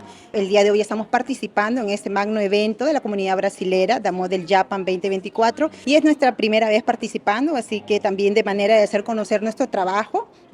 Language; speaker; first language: Spanish; native; Spanish